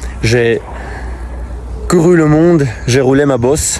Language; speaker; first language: French; non-native, fluent; Russian